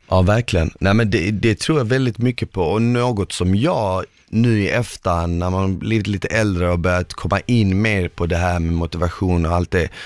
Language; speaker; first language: Swedish; native; Swedish